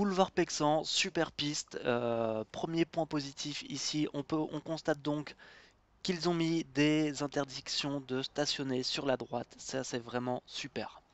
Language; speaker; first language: French; native; French